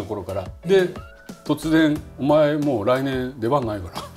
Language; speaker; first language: Japanese; native; Japanese